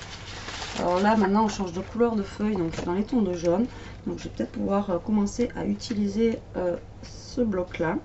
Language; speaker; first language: French; native; French